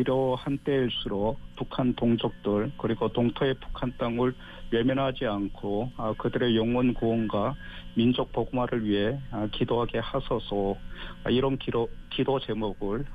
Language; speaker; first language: Korean; native; Korean